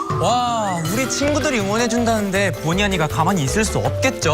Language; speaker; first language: Korean; native; Korean